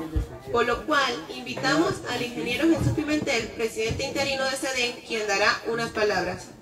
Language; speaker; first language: Spanish; native; Spanish